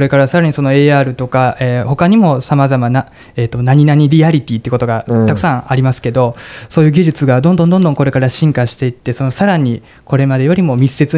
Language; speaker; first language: Japanese; native; Japanese